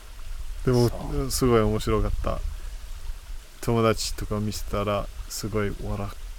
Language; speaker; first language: Japanese; non-native, fluent; English